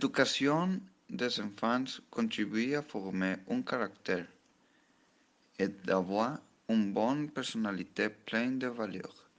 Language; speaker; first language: French; non-native, learner; Spanish